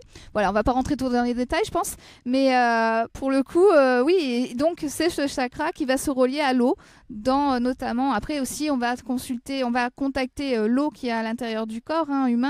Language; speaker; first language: French; native; French